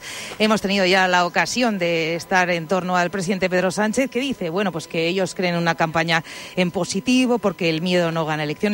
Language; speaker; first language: Spanish; native; Spanish